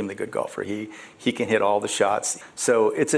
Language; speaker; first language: English; early bilingual, other home language; Korean